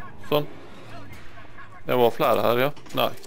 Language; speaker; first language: Swedish; non-native, learner; Norwegian